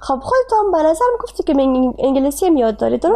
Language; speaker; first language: Persian; native; Persian